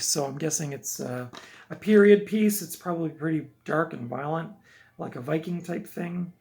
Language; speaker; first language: English; native; English